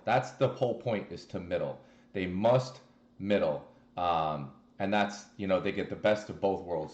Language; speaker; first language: English; native; English